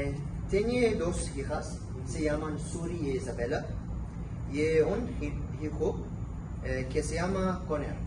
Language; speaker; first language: Spanish; non-native, learner; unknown